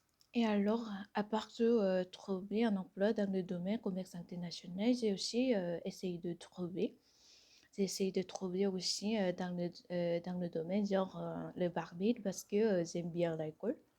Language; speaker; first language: French; non-native, fluent; Korean